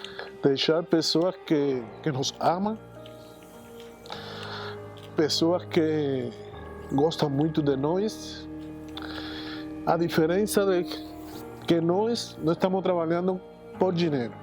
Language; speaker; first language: Portuguese; non-native, fluent; Spanish